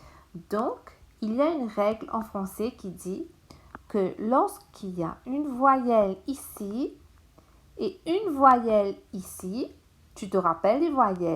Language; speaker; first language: French; non-native, local second language; Morisyen